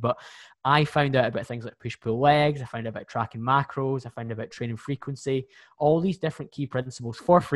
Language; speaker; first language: English; native; English